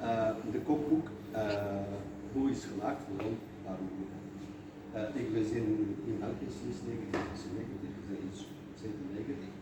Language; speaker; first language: Dutch; non-native, learner; Kurdish